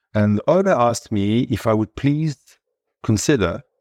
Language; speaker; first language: English; non-native, fluent; French